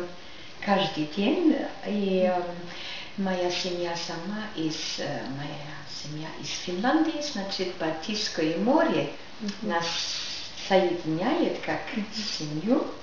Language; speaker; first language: Russian; non-native, fluent; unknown